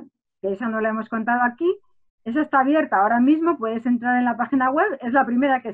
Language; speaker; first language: Spanish; native; Spanish